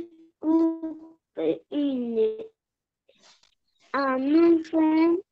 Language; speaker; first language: French; non-native, learner; Arabic